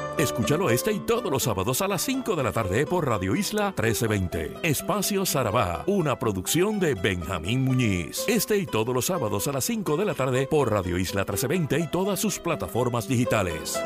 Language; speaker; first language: Spanish; native; Spanish